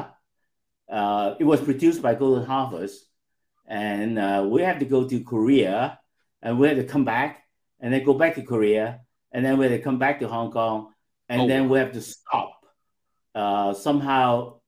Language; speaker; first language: English; non-native, local second language; Cantonese